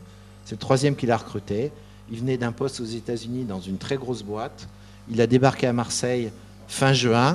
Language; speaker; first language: French; native; French